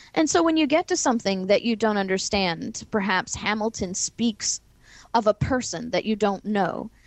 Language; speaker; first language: English; native; English